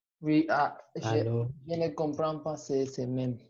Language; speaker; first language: French; non-native, learner; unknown